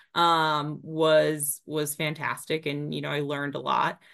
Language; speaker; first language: English; native; English